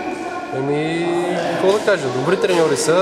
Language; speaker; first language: Bulgarian; native; Bulgarian